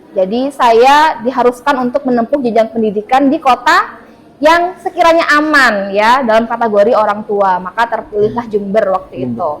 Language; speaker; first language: Indonesian; non-native, local second language; Madurese